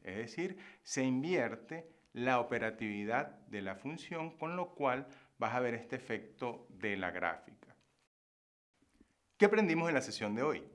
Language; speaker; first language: Spanish; native; Spanish